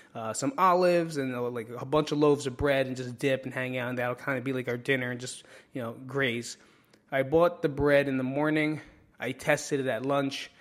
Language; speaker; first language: English; early bilingual, other home language; Filipino